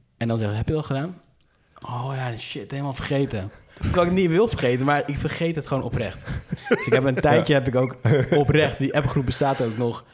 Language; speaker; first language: Dutch; native; Dutch